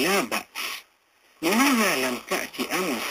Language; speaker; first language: Arabic; non-native, fluent; Malay